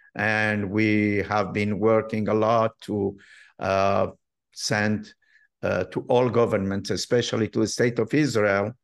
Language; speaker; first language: English; non-native, fluent; Arabic